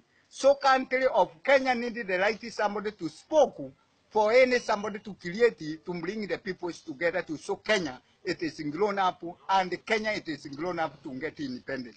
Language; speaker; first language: English; non-native, learner; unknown